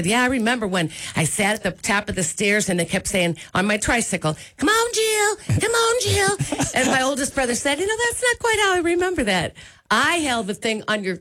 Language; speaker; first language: English; native; English